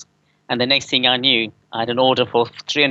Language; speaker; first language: English; native; English